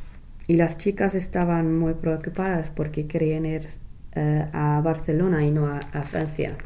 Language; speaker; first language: Spanish; non-native, learner; English